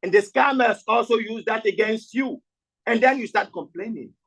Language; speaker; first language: English; non-native, local second language; Yoruba